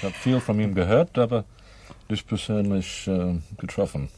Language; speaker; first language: German; non-native, learner; English